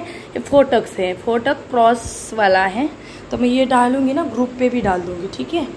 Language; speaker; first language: Hindi; non-native, local second language; Marathi